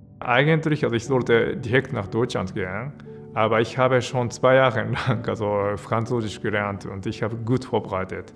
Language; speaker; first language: German; non-native, fluent; Japanese